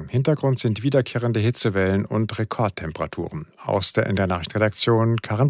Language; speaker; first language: German; native; German